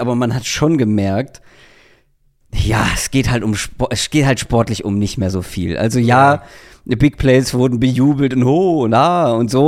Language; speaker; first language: German; native; German